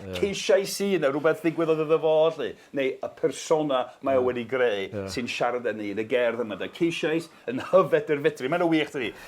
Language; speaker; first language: Welsh; non-native, fluent; English